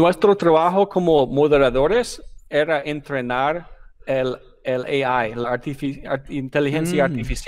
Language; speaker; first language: Spanish; non-native, fluent; English